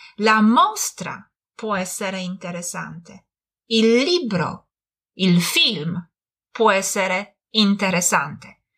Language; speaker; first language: Italian; non-native, fluent; Polish